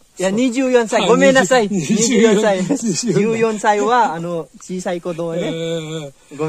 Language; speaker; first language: Japanese; non-native, learner; Nepali